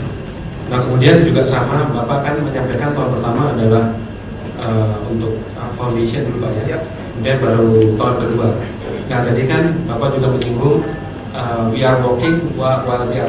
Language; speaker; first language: Indonesian; native; Indonesian